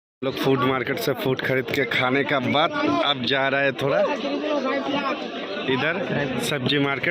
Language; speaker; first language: Hindi; non-native, local second language; Bangla